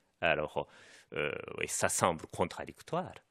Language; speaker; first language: French; non-native, fluent; Japanese